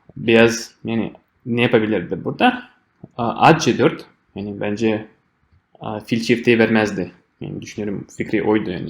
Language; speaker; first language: Turkish; non-native, fluent; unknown